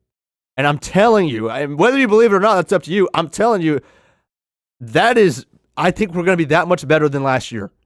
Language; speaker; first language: English; native; English